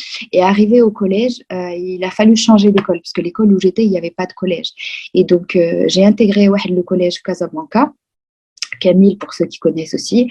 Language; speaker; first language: French; non-native, local second language; Arabic